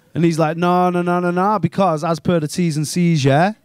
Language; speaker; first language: English; native; English